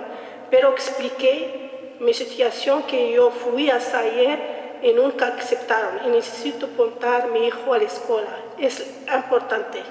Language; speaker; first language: Spanish; non-native, learner; Arabic